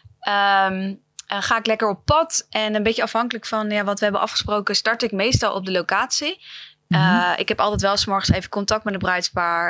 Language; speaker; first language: Dutch; native; Dutch